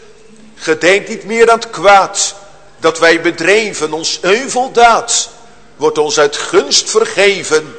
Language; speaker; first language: Dutch; native; Dutch